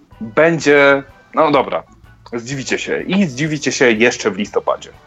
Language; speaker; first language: Polish; native; Polish